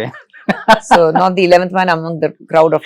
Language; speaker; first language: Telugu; non-native, local second language; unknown